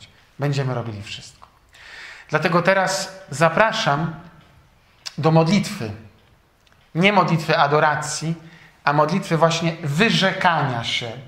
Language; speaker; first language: Polish; native; Polish